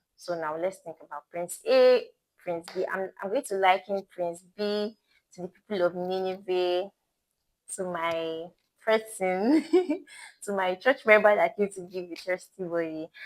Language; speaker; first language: English; non-native, local second language; Igbo